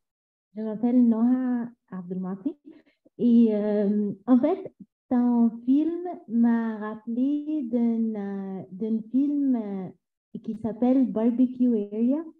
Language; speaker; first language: French; non-native, learner; Arabic